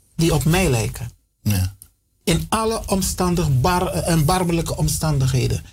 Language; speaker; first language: Dutch; non-native, local second language; Sranan Tongo